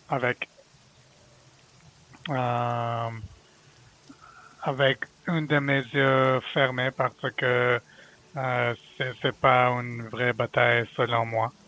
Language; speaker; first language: French; non-native, learner; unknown